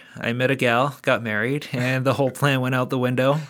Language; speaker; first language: English; early bilingual, other home language; Korean